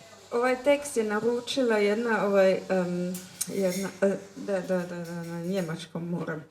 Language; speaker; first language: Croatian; early bilingual, heritage; German